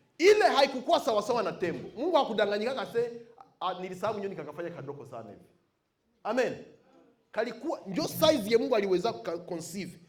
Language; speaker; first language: Swahili; non-native, local second language; Bembe